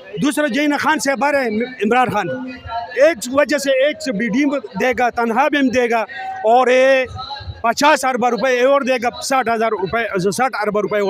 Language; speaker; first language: Hindi; non-native, local second language; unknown